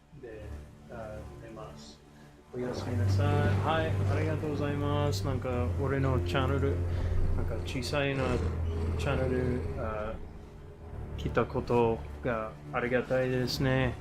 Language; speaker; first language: Japanese; non-native, learner; English